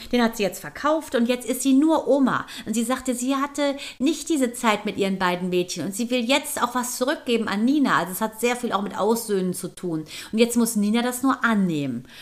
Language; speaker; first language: German; native; German